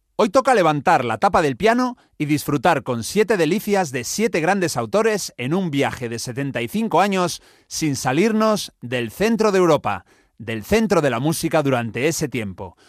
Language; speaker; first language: Spanish; native; Spanish